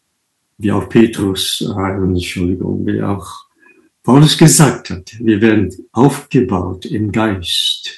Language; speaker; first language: German; non-native, fluent; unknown